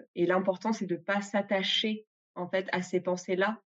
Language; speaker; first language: French; native; French